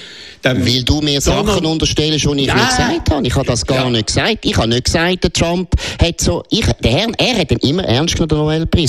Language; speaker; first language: German; native; German